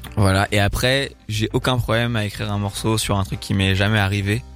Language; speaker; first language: French; native; French